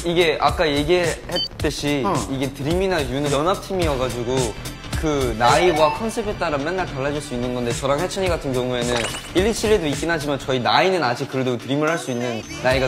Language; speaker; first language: Korean; early bilingual, heritage; Korean